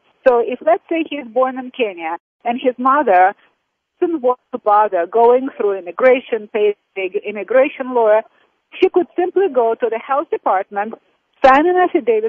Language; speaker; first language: English; non-native, fluent; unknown